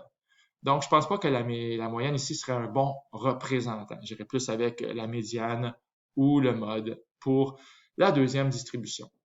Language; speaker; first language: French; native; French